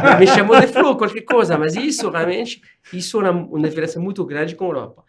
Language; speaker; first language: Portuguese; non-native, fluent; French